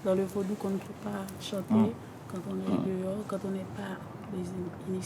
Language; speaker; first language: French; non-native, local second language; Haitian Creole